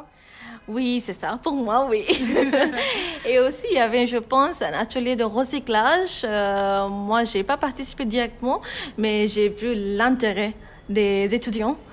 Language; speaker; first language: French; non-native, fluent; Bangla